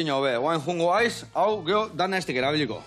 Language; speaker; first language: Basque; native; Basque